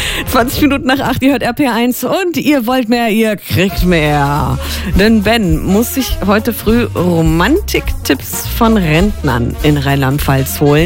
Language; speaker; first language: German; native; German